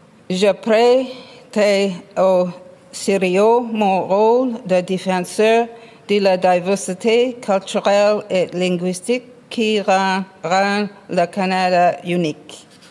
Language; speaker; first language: French; non-native, learner; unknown